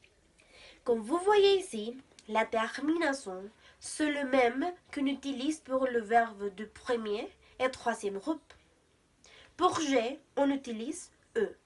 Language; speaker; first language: French; non-native, learner; Spanish